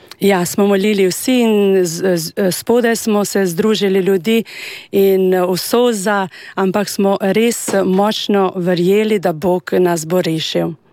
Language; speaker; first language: Slovenian; non-native, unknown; Albanian